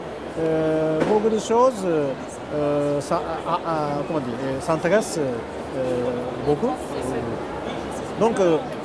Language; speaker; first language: French; non-native, learner; Japanese